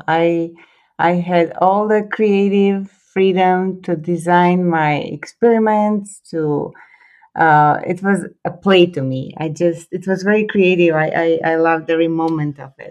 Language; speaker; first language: English; non-native, fluent; Croatian